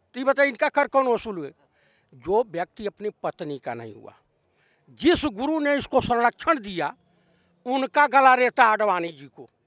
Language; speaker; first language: Hindi; native; Hindi